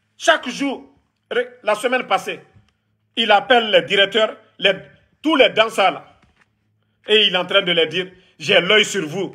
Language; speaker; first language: French; non-native, local second language; Mandingo